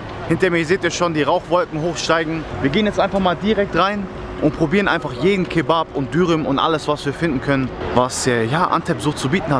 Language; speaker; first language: German; native; German